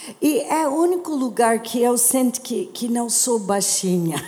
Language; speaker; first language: Portuguese; non-native, learner; English